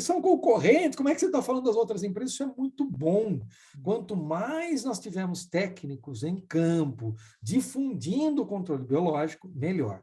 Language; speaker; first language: Portuguese; native; Portuguese